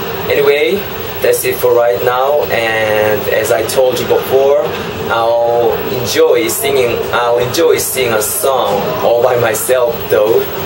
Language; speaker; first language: English; non-native, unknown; Korean